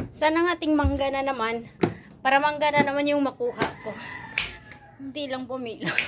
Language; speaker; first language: Filipino; non-native, local second language; Cebuano